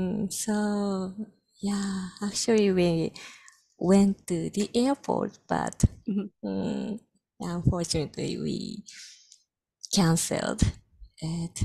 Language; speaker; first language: English; non-native, fluent; Japanese